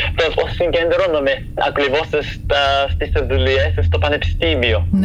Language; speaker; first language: Greek; non-native, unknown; Japanese